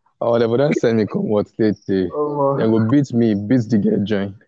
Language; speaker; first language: English; non-native, local second language; Yoruba